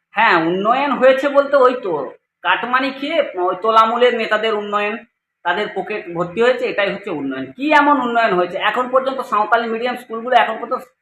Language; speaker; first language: Bangla; native; Bangla